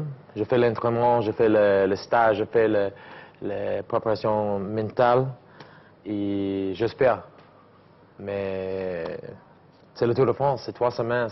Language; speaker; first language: French; non-native, learner; English